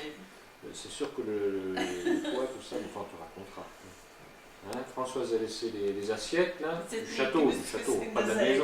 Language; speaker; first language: French; native; French